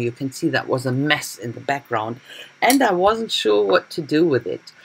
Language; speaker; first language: English; non-native, fluent; German